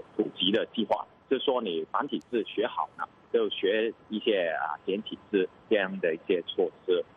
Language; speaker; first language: Chinese; non-native, local second language; Cantonese